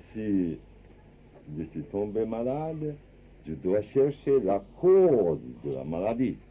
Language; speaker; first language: French; non-native, fluent; Japanese